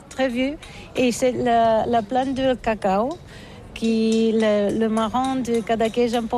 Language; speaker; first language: French; non-native, learner; Catalan